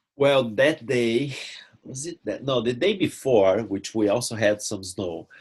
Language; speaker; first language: English; non-native, fluent; Portuguese